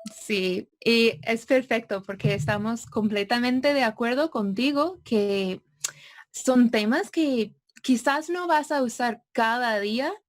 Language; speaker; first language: Spanish; non-native, fluent; English